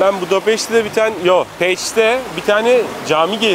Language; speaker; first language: Turkish; native; Turkish